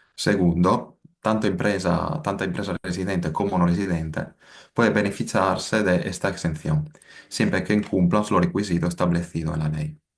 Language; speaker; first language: Spanish; non-native, fluent; Italian